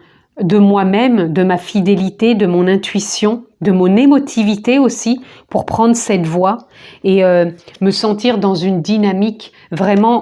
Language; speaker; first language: French; native; French